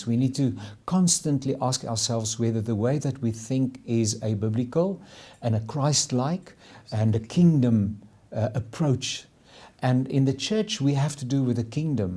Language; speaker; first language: English; non-native, local second language; Afrikaans